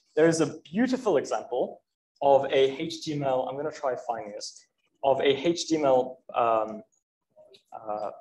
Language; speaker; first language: English; native; English